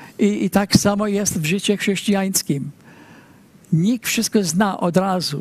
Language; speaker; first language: Polish; early bilingual, heritage; Polish